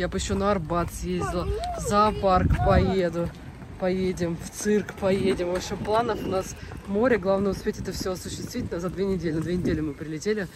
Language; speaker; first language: Russian; native; Russian